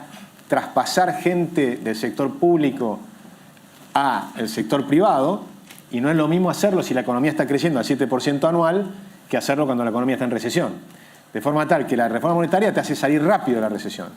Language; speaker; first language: Spanish; native; Spanish